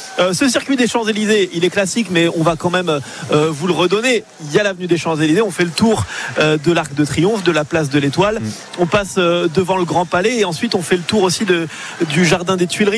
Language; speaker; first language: French; native; French